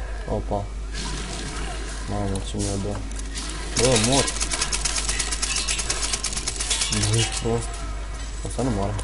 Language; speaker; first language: Romanian; native; Romanian